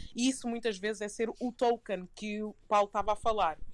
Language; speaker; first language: Portuguese; native; Portuguese